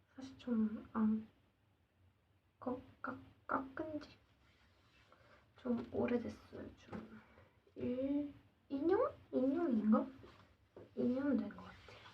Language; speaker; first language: Korean; non-native, learner; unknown